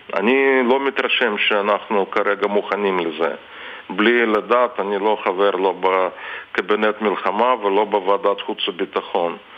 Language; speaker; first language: Hebrew; non-native, fluent; Russian